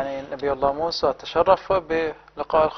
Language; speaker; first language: Arabic; native; Arabic